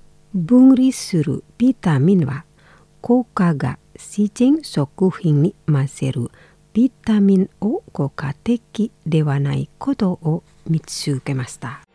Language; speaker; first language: Japanese; non-native, fluent; Indonesian